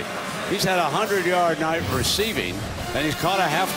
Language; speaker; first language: English; native; English